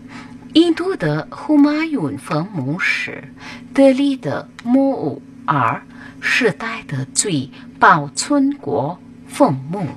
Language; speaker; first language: Chinese; non-native, fluent; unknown